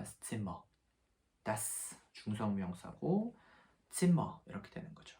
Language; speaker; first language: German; non-native, fluent; Korean